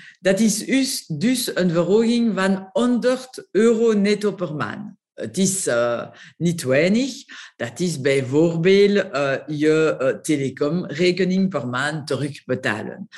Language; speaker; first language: Dutch; non-native, local second language; French